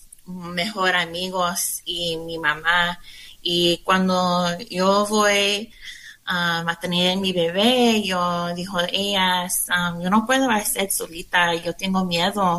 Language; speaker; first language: Spanish; non-native, learner; English